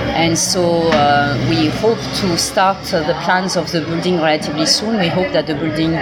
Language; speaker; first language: English; non-native, fluent; French